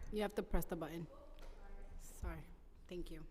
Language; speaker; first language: English; non-native, fluent; Spanish